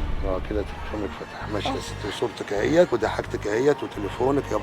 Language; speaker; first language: Arabic; native; Arabic